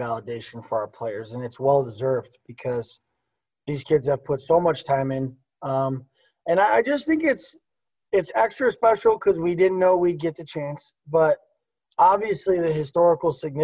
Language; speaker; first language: English; native; English